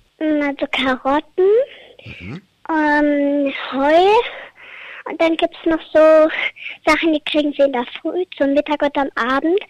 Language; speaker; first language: German; native; German